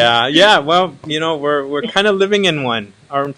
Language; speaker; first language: English; native; English